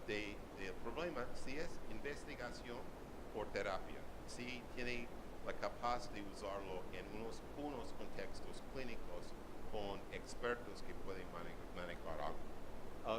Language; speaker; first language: Spanish; non-native, learner; English